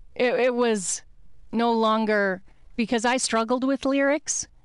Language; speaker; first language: English; early bilingual, other home language; Italian